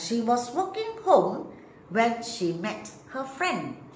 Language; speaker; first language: English; non-native, local second language; Malay